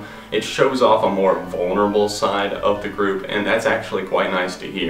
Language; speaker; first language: English; native; English